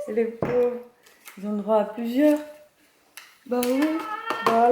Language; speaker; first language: French; native; French